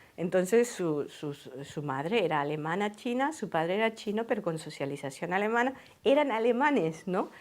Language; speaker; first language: Spanish; early bilingual, heritage; Spanish